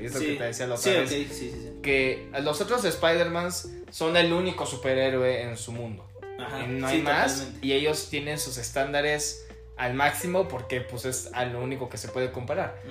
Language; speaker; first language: Spanish; native; Spanish